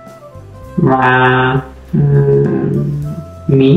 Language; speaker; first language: Vietnamese; non-native, learner; French